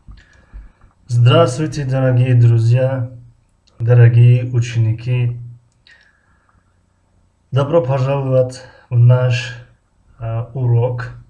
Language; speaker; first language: Russian; non-native, local second language; Tajik